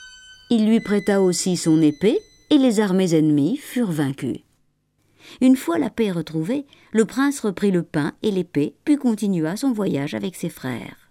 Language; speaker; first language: French; native; French